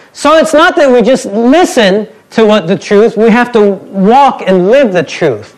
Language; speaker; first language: English; native; English